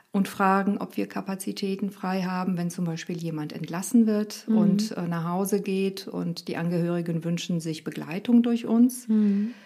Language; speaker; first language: German; early bilingual, other home language; Romanian